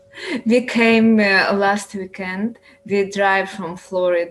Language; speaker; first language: English; non-native, learner; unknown